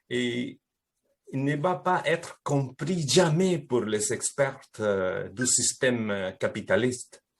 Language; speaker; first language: French; non-native, fluent; Spanish